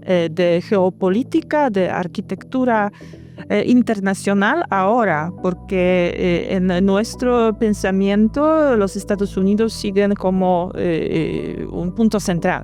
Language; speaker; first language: Spanish; non-native, fluent; Polish